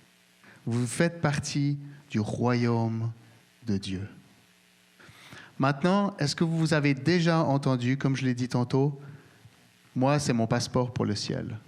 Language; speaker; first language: French; native; French